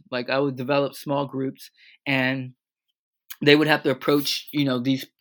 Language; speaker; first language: English; native; English